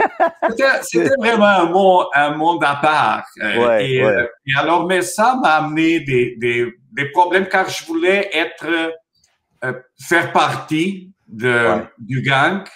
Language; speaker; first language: French; non-native, fluent; Portuguese